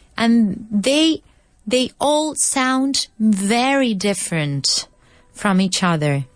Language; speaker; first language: English; non-native, fluent; Spanish